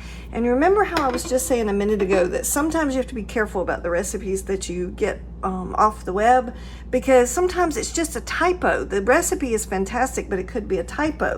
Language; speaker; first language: English; native; English